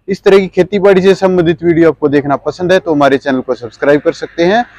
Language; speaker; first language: Hindi; native; Hindi